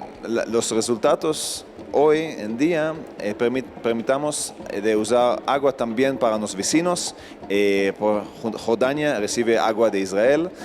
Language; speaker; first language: Spanish; non-native, fluent; Hebrew